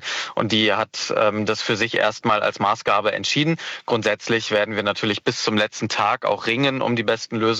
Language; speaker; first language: German; native; German